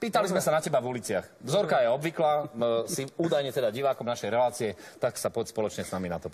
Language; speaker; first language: Slovak; native; Slovak